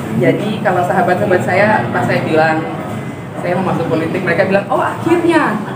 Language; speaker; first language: Indonesian; native; Indonesian